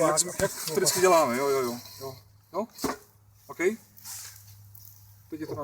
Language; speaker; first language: Czech; native; Czech